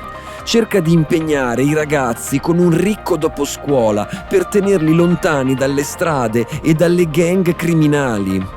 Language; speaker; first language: Italian; native; Italian